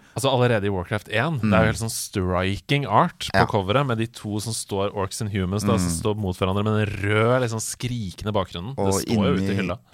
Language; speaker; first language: Norwegian; native; Norwegian